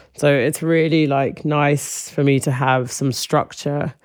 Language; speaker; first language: English; native; English